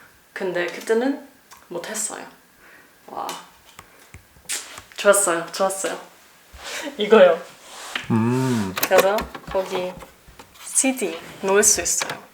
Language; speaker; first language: Korean; non-native, learner; German